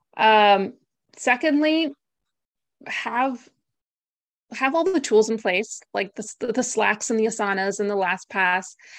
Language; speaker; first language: English; native; English